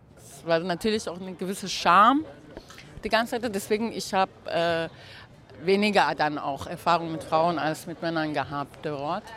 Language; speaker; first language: German; non-native, fluent; Persian